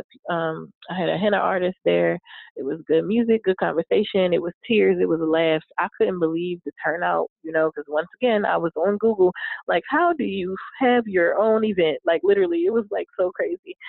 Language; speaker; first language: English; native; English